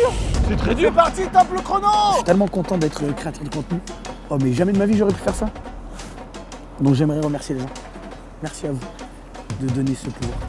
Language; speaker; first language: French; native; French